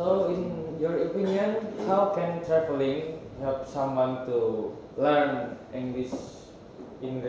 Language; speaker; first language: English; non-native, learner; Indonesian